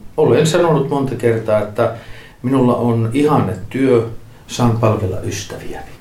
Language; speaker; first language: Finnish; native; Finnish